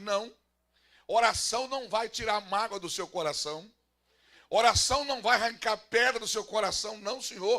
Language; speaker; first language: Portuguese; native; Portuguese